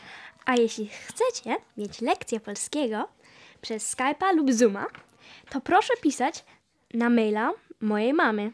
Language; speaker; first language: Polish; early bilingual, heritage; Polish